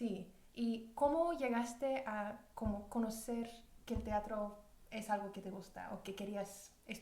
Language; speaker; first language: Spanish; early bilingual, heritage; Spanish